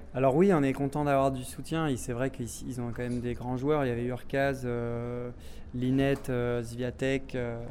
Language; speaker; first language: French; native; French